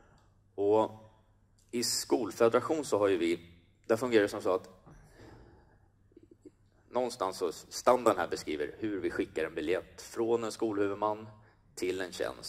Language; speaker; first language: Swedish; native; Swedish